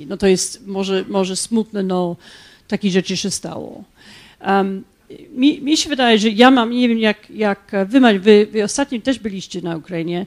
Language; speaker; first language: Polish; non-native, fluent; English